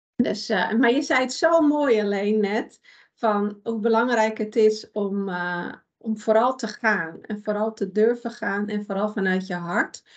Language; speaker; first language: Dutch; early bilingual, other home language; Persian